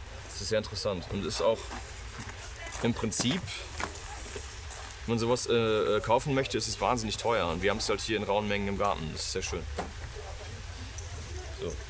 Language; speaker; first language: German; native; German